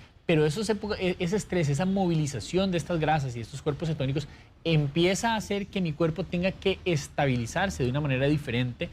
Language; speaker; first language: Spanish; native; Spanish